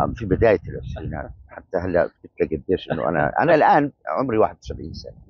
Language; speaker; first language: Arabic; native; Arabic